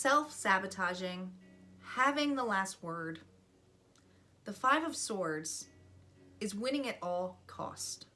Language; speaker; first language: English; native; English